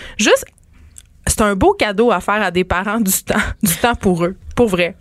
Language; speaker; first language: French; native; French